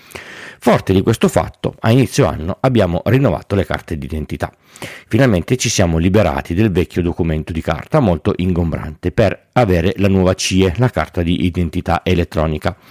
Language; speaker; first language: Italian; native; Italian